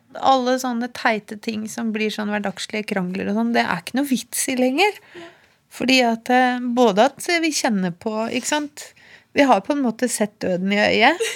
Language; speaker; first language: Norwegian; native; Norwegian